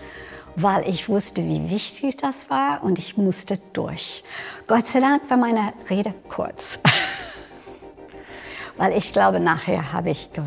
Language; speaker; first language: German; non-native, fluent; English